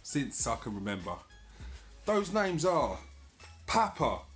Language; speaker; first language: English; native; English